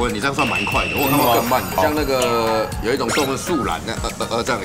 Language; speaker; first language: Chinese; native; Chinese